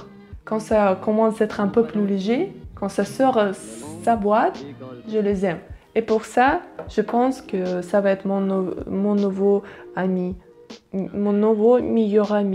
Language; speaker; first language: French; non-native, learner; Russian